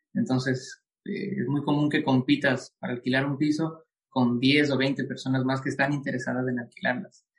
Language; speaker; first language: Spanish; native; Spanish